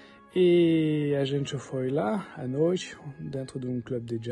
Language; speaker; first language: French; non-native, learner; Portuguese